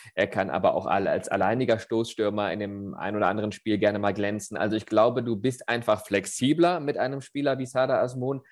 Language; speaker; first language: German; native; German